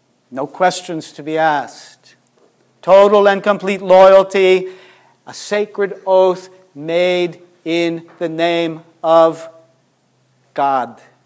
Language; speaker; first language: English; native; English